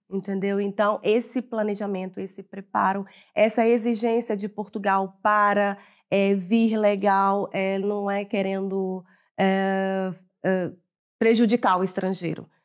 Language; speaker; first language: Portuguese; native; Portuguese